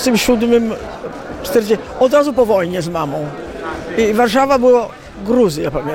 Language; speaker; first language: Polish; early bilingual, heritage; Italian